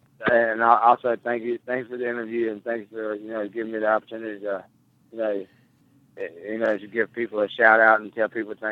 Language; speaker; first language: English; native; English